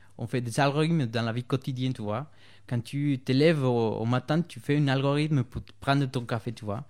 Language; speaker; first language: French; non-native, fluent; Spanish